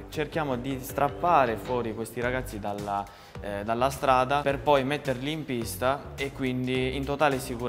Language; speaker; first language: Italian; native; Italian